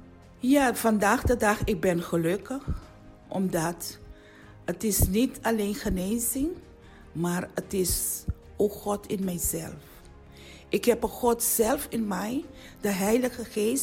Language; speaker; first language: Dutch; non-native, learner; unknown